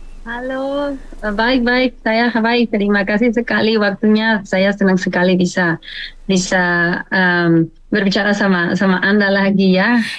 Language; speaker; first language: Indonesian; non-native, learner; Spanish